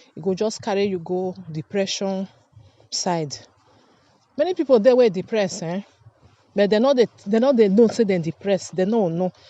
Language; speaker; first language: Nigerian Pidgin; native; Nigerian Pidgin